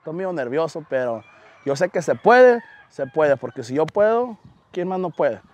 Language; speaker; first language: Spanish; early bilingual, heritage; Spanish